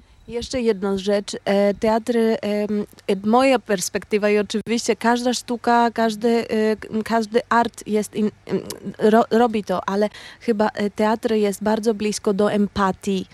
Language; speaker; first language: Polish; non-native, learner; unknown